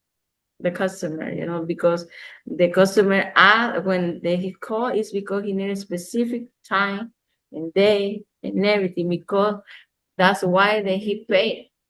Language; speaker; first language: English; non-native, learner; Spanish